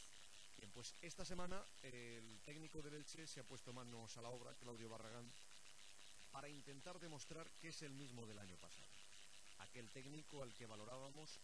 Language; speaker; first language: Spanish; native; Spanish